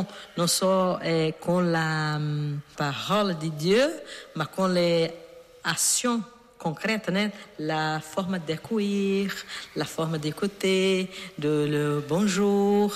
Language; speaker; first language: French; non-native, learner; Portuguese